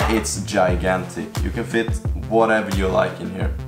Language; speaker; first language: English; non-native, fluent; Swedish